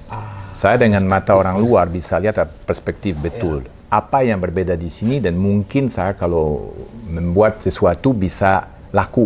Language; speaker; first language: Indonesian; non-native, fluent; French